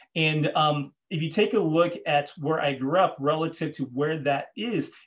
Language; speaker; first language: English; native; English